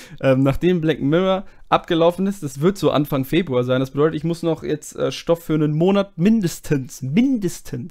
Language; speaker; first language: German; native; German